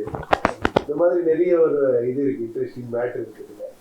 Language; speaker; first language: Tamil; non-native, learner; Kannada